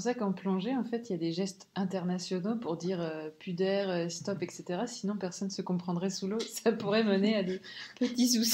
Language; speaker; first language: French; native; French